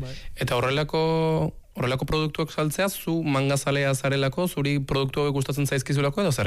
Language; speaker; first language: Basque; native; Basque